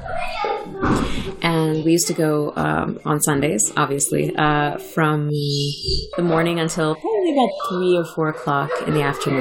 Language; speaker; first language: English; native; English